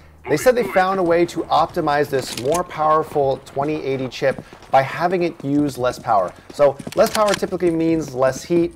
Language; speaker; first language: English; native; English